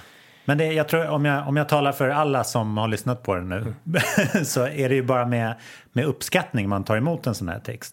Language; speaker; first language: Swedish; native; Swedish